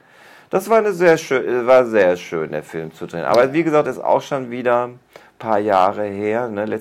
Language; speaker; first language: German; native; German